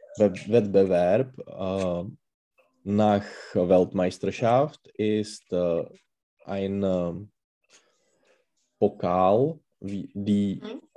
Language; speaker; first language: German; non-native, learner; Czech